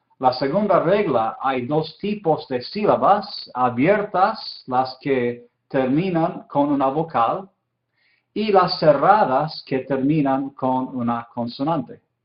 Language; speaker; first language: Spanish; non-native, fluent; English